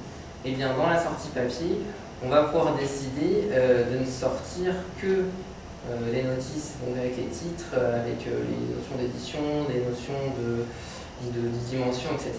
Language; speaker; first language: French; native; French